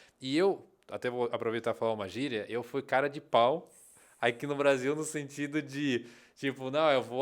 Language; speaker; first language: Portuguese; non-native, fluent; Russian